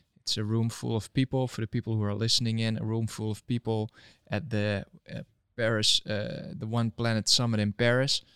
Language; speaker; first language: English; non-native, fluent; Dutch